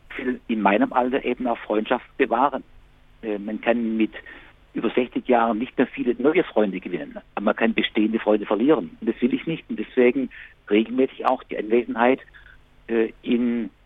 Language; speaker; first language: German; native; German